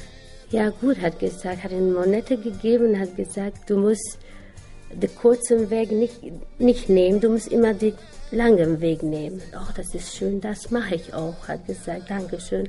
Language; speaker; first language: German; non-native, learner; Albanian